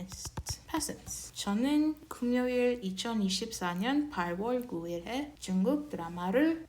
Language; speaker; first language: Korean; non-native, learner; English